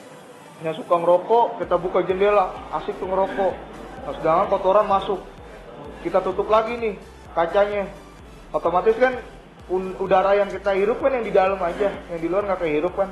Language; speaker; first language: Malay; native; Malay